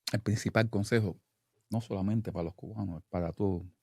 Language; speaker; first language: Spanish; native; Spanish